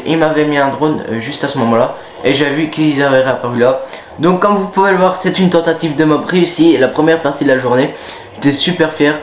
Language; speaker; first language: French; native; French